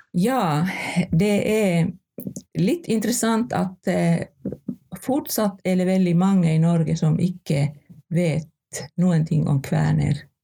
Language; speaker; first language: Norwegian; non-native, fluent; Finnish